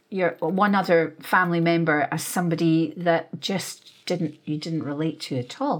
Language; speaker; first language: English; native; English